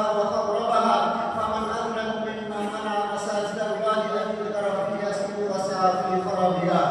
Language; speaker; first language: Arabic; non-native, learner; Bangla